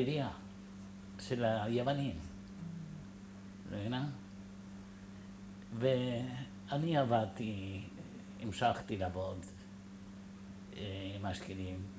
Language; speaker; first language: Hebrew; non-native, fluent; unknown